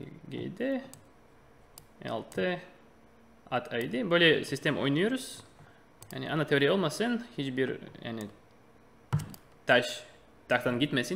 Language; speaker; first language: Turkish; non-native, fluent; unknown